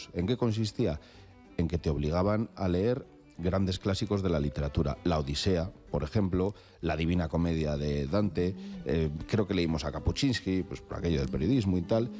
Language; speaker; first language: Spanish; native; Spanish